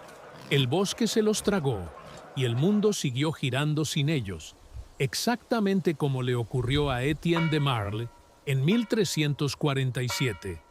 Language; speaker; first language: Spanish; native; Spanish